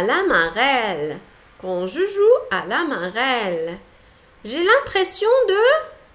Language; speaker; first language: French; non-native, local second language; Arabic